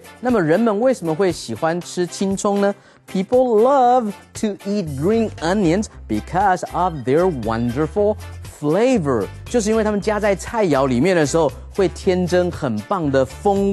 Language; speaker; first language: Chinese; native; Chinese